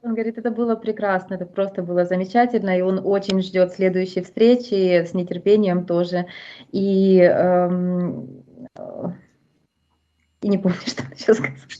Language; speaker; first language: Russian; native; Russian